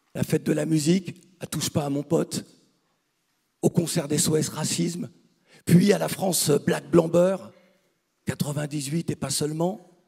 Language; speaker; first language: French; native; French